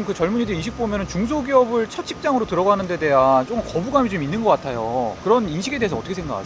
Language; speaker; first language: Korean; native; Korean